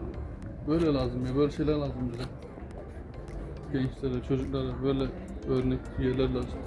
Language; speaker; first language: Turkish; native; Turkish